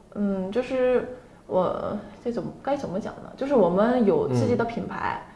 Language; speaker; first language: Chinese; non-native, fluent; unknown